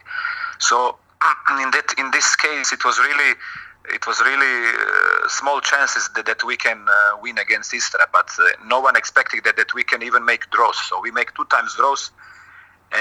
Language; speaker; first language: English; non-native, fluent; Croatian